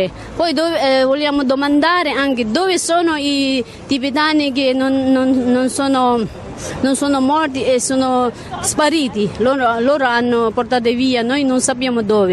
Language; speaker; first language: Italian; non-native, learner; Tibetan